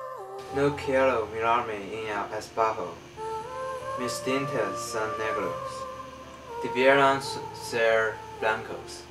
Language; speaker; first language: Spanish; non-native, learner; English